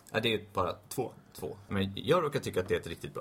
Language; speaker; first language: Swedish; native; Swedish